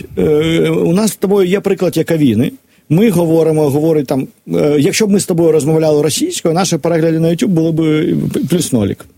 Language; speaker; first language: Ukrainian; non-native, local second language; Russian